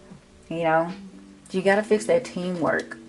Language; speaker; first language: English; native; English